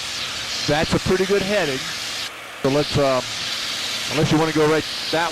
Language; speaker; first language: English; native; English